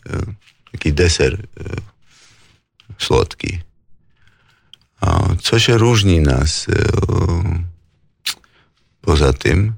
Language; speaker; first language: Polish; non-native, fluent; Georgian